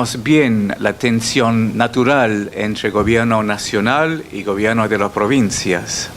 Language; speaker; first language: Spanish; non-native, fluent; English